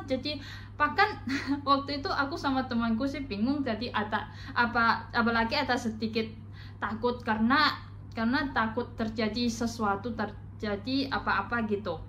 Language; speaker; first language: Indonesian; non-native, fluent; Chinese